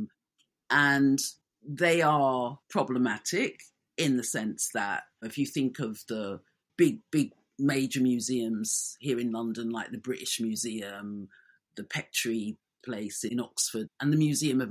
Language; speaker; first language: English; native; English